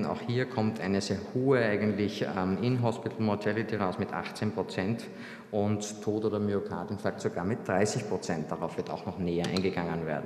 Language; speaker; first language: German; native; German